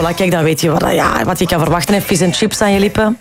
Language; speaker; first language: Dutch; native; Dutch